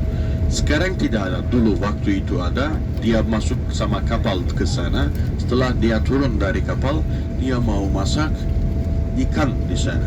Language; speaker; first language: Indonesian; non-native, learner; Turkish